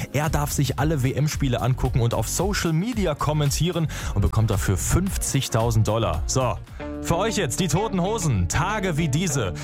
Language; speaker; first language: German; native; German